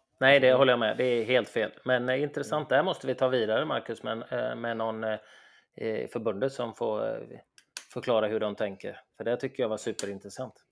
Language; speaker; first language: Swedish; native; Swedish